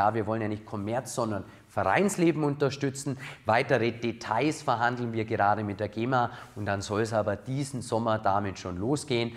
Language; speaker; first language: German; native; German